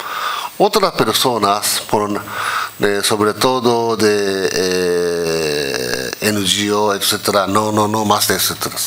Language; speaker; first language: Spanish; non-native, fluent; Japanese